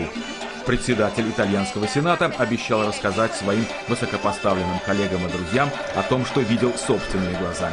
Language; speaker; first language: Russian; native; Russian